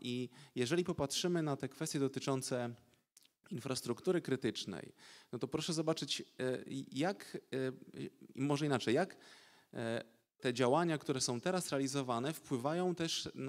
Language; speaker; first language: Polish; native; Polish